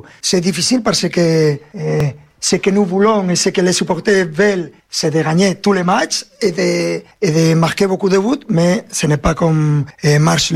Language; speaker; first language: French; non-native, fluent; Spanish